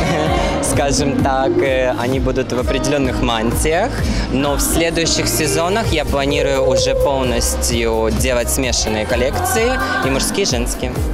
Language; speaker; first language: Russian; native; Russian